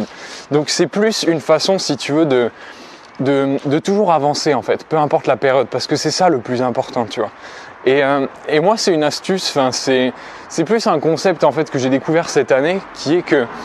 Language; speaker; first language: French; native; French